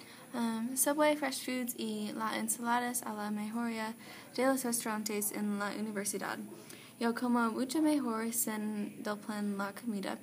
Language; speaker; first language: Spanish; non-native, learner; English